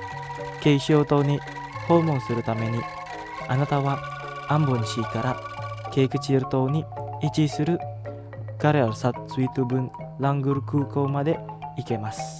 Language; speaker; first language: Japanese; non-native, fluent; Indonesian